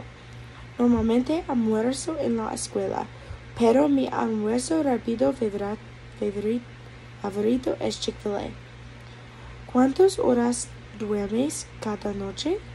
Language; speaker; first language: Spanish; non-native, learner; English